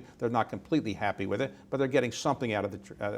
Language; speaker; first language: English; native; English